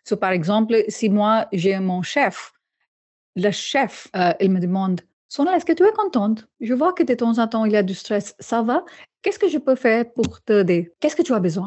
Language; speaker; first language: French; non-native, learner; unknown